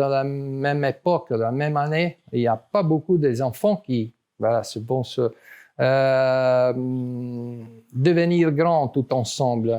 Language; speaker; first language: French; non-native, learner; Italian